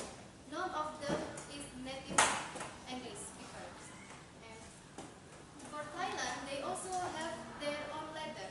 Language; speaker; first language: English; non-native, fluent; Indonesian